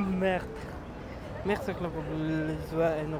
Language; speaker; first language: French; non-native, learner; Japanese